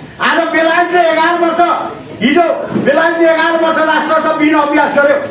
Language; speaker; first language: Nepali; native; Nepali